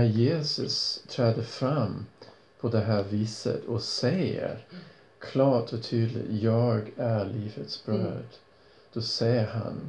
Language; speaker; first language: Swedish; non-native, fluent; English